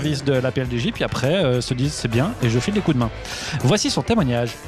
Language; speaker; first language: French; native; French